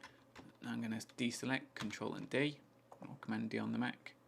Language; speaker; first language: English; native; English